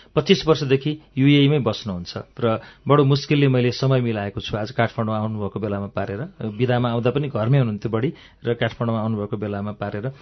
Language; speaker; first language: Nepali; native; Nepali